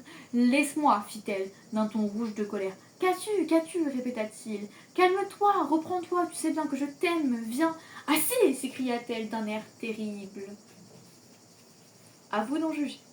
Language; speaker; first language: French; native; French